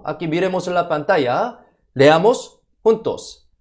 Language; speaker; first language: Spanish; non-native, fluent; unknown